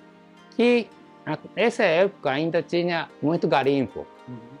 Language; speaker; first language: Portuguese; non-native, learner; Japanese